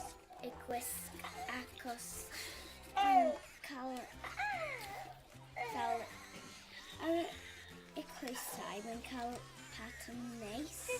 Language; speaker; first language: Welsh; non-native, local second language; English